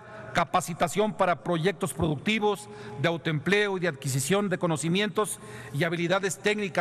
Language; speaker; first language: Spanish; native; Spanish